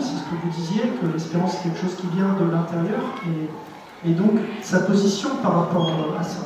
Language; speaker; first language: French; native; French